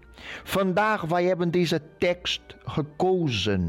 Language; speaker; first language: Dutch; non-native, fluent; Portuguese